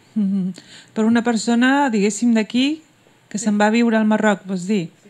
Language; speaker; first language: Catalan; early bilingual, other home language; Berber languages